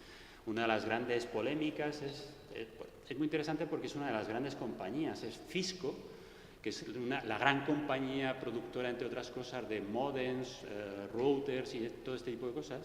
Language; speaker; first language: Spanish; native; Spanish